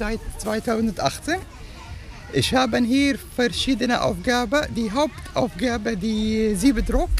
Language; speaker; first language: German; non-native, learner; Arabic